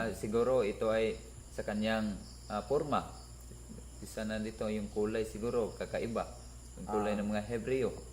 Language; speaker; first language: Filipino; non-native, local second language; Cebuano